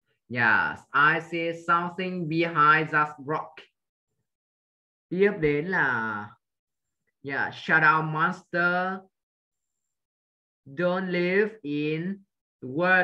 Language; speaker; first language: English; non-native, fluent; Vietnamese